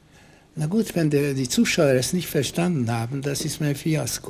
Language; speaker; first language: German; non-native, fluent; Hungarian